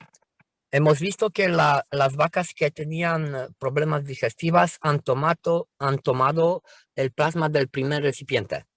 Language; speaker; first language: Spanish; non-native, fluent; Romanian